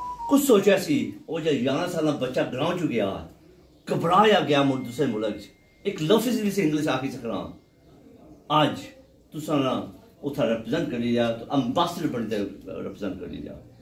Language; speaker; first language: Urdu; non-native, local second language; Punjabi